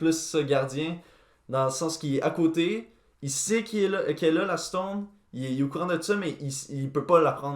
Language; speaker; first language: French; native; French